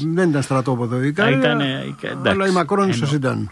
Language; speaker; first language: Greek; native; Greek